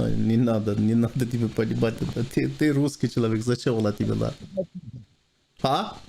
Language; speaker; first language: Russian; non-native, fluent; Armenian